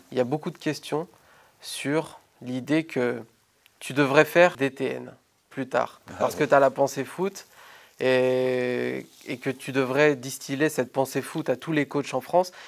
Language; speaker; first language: French; native; French